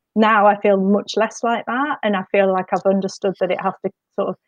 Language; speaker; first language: English; native; English